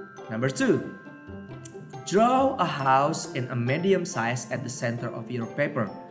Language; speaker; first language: English; non-native, fluent; Indonesian